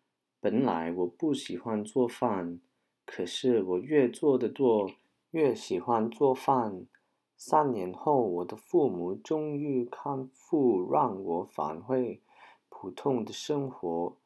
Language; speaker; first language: Chinese; non-native, learner; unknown